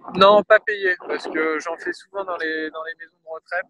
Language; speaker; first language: French; native; French